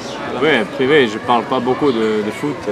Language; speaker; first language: French; non-native, fluent; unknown